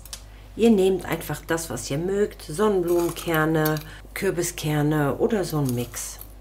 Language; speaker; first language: German; native; German